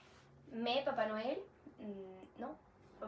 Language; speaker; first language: French; non-native, learner; Spanish